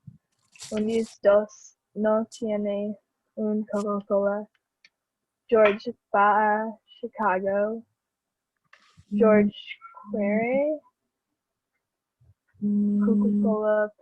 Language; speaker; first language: Spanish; non-native, learner; English